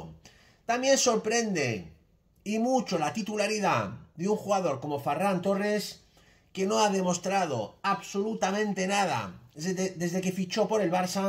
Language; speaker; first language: Spanish; native; Spanish